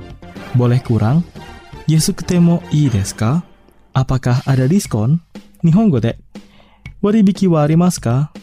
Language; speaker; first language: Japanese; non-native, fluent; Indonesian